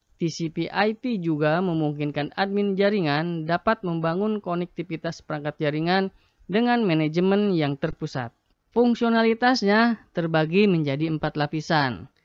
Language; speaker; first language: Indonesian; native; Indonesian